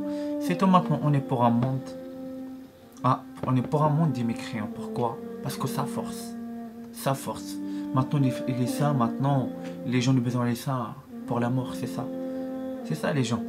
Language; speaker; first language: French; non-native, learner; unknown